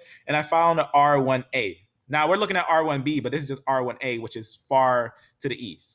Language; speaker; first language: English; native; English